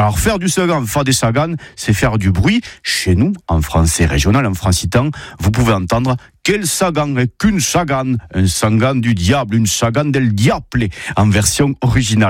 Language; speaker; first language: French; native; French